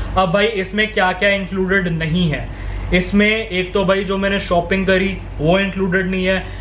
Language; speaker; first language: Hindi; native; Hindi